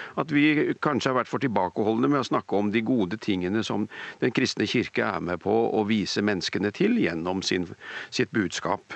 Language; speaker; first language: Norwegian; native; Norwegian